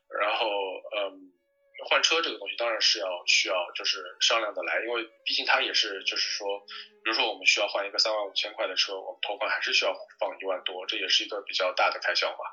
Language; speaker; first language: Chinese; native; Chinese